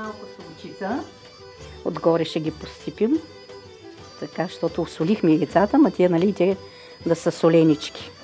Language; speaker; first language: Bulgarian; native; Bulgarian